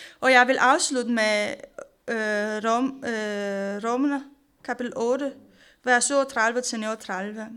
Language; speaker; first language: Danish; non-native, fluent; Romanian